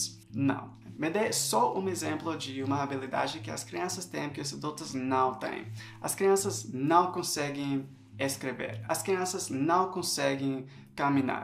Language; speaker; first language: Portuguese; non-native, fluent; English